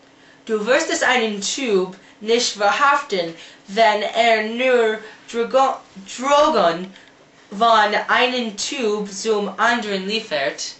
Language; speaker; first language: German; non-native, learner; English